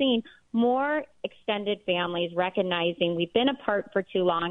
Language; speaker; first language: English; native; English